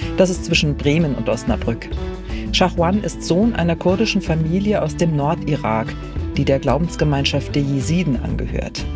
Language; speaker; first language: German; native; German